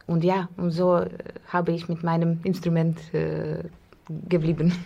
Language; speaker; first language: German; non-native, learner; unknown